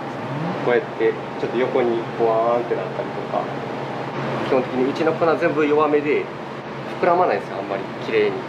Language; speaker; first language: Japanese; native; Japanese